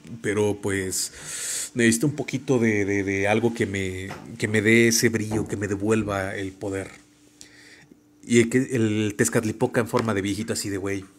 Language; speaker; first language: Spanish; native; Spanish